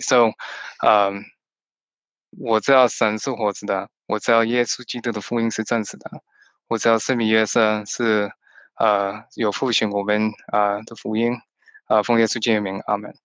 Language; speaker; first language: Chinese; early bilingual, other home language; Cantonese